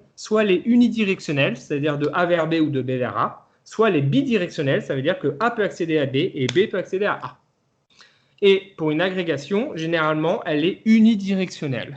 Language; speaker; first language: French; native; French